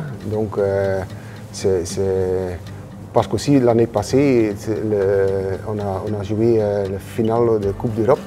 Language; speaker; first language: French; non-native, local second language; Dutch